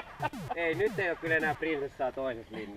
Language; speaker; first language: Finnish; native; Finnish